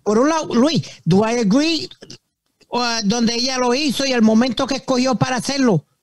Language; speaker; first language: Spanish; early bilingual, heritage; Spanish